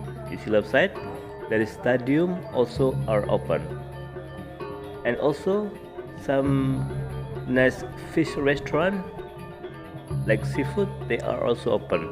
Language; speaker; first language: English; non-native, learner; Indonesian